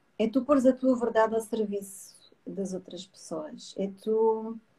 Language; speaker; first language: Portuguese; native; Portuguese